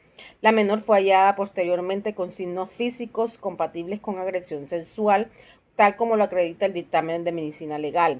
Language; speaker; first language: Spanish; native; Spanish